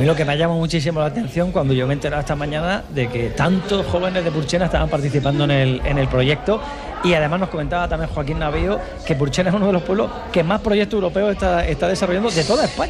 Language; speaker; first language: Spanish; native; Spanish